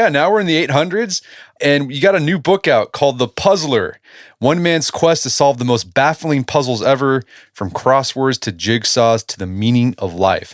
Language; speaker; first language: English; native; English